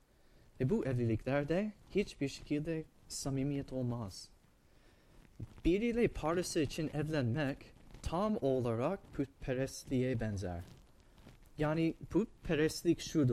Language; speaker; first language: Turkish; non-native, fluent; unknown